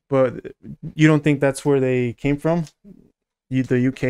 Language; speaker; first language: English; native; English